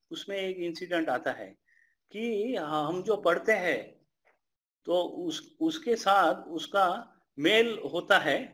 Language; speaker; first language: Hindi; non-native, fluent; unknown